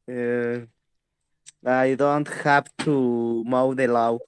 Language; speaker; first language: English; non-native, learner; Spanish